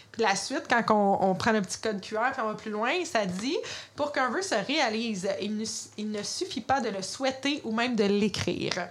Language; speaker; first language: French; native; French